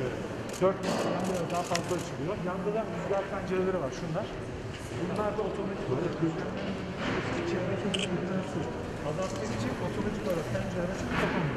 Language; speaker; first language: Turkish; native; Turkish